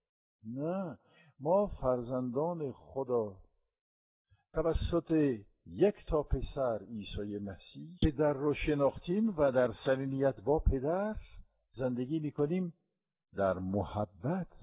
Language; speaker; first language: Persian; non-native, fluent; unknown